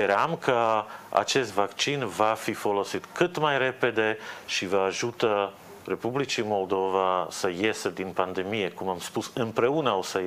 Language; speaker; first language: Romanian; non-native, fluent; Slovak